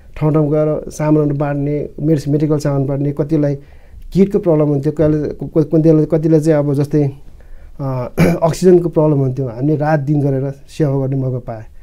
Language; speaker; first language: Nepali; non-native, local second language; Eastern Tamang